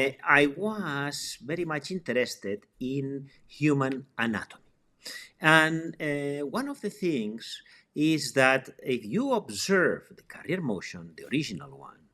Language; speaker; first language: English; non-native, fluent; Spanish